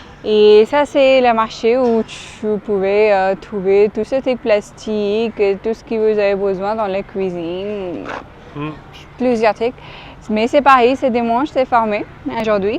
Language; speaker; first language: French; non-native, fluent; Hindi